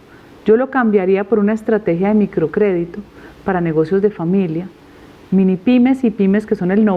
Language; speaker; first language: Spanish; native; Spanish